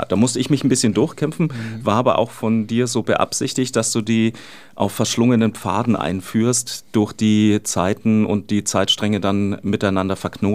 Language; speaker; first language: German; native; German